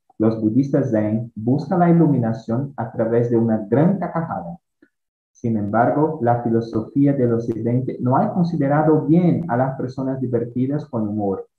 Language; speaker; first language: Spanish; non-native, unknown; Portuguese